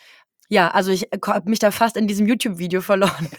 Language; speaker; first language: German; native; German